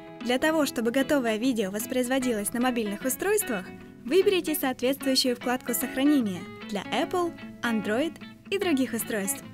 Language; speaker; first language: Russian; native; Russian